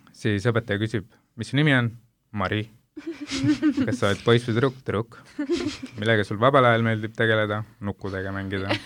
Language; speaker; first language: Estonian; early bilingual, other home language; Hindi